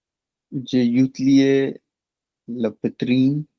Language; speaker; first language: French; non-native, learner; Punjabi